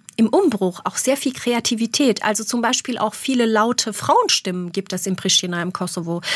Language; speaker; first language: German; early bilingual, other home language; Albanian